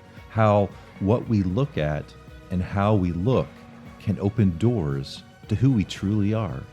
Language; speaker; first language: English; native; English